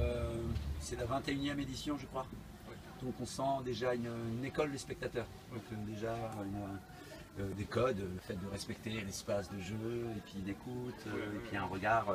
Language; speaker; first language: French; native; French